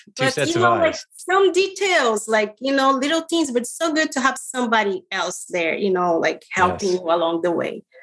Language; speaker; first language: English; non-native, fluent; Portuguese